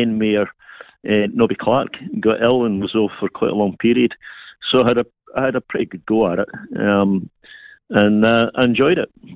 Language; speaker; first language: English; native; English